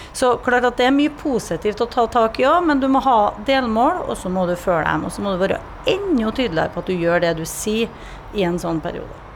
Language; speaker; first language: Norwegian; native; Norwegian